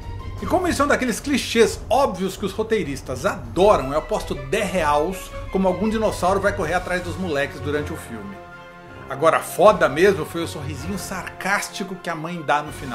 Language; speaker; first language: Portuguese; native; Portuguese